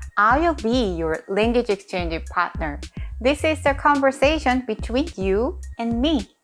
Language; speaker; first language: English; non-native, fluent; Korean